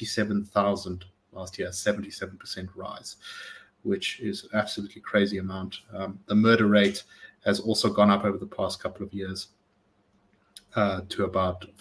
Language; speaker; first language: English; native; English